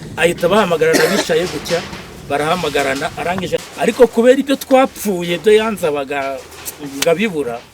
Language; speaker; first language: Kinyarwanda; native; Kinyarwanda